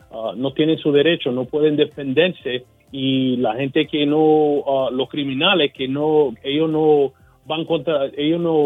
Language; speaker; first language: Spanish; early bilingual, heritage; Spanish